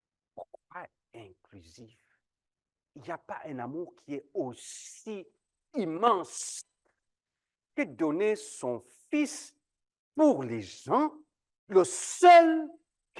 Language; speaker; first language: French; non-native, local second language; Kinyarwanda